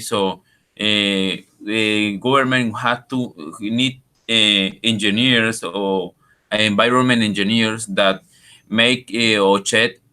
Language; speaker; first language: English; non-native, learner; Spanish